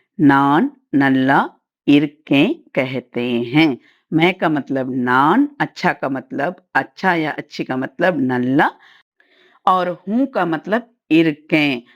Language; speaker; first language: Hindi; non-native, local second language; Tamil